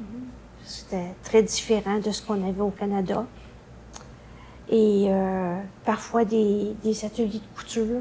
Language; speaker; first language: French; native; French